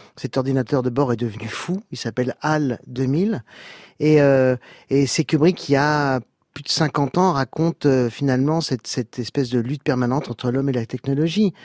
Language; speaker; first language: French; native; French